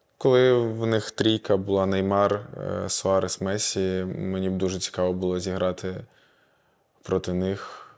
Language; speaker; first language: Ukrainian; non-native, local second language; Russian